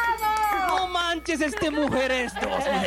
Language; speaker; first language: Spanish; non-native, learner; Bangla